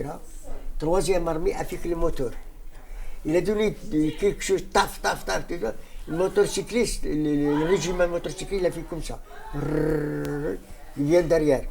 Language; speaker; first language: French; non-native, learner; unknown